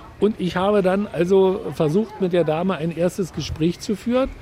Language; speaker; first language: German; native; German